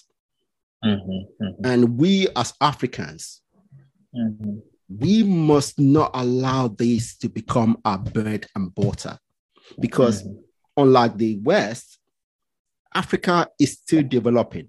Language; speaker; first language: English; non-native, local second language; Yoruba